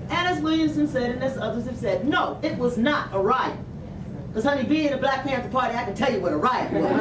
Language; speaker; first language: English; native; English